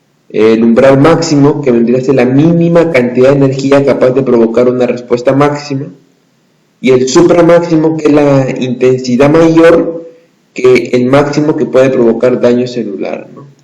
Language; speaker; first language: Spanish; native; Spanish